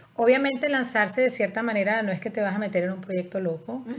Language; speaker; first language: Spanish; native; Spanish